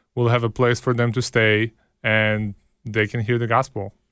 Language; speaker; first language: English; early bilingual, other home language; Hebrew